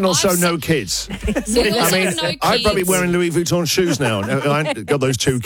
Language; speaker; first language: English; native; English